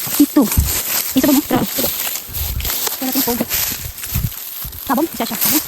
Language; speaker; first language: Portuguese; non-native, learner; Filipino